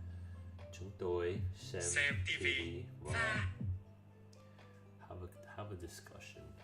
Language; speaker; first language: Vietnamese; non-native, learner; English